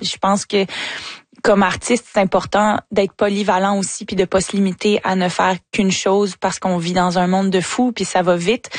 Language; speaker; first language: French; native; French